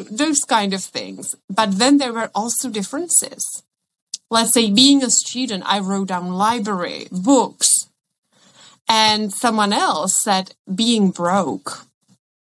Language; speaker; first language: English; non-native, fluent; Czech